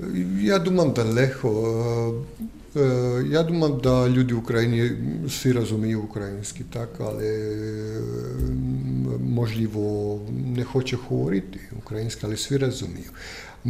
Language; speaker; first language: Ukrainian; non-native, learner; Croatian